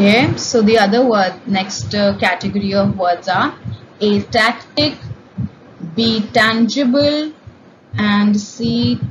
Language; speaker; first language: English; non-native, local second language; Hindi